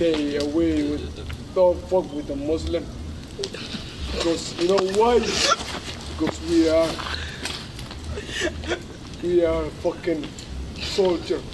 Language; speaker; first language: English; non-native, learner; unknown